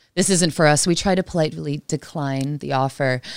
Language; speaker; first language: English; native; English